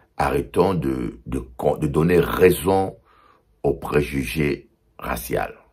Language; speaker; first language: French; non-native, local second language; Lingala